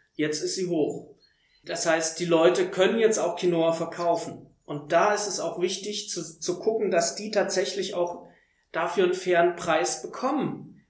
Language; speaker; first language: German; native; German